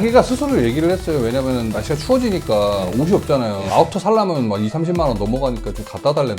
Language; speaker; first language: Korean; native; Korean